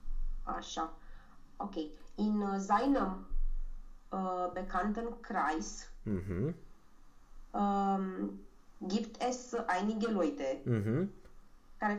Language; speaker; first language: German; non-native, learner; Romanian